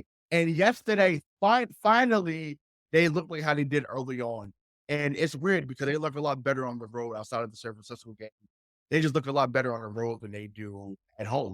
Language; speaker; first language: English; native; English